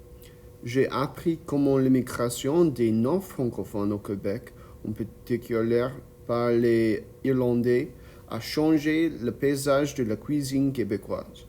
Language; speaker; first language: French; non-native, learner; English